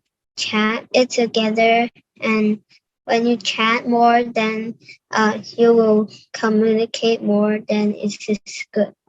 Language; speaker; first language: English; non-native, learner; Cantonese